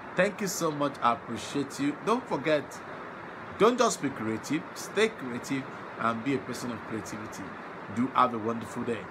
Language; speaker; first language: English; non-native, local second language; Yoruba